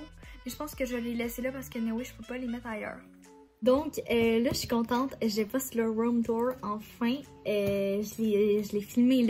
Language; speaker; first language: French; native; French